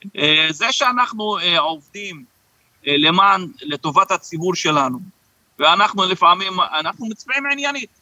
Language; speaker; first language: Hebrew; non-native, local second language; Arabic